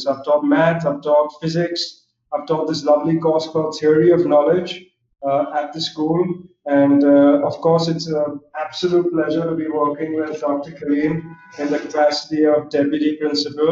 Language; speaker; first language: English; non-native, local second language; Gujarati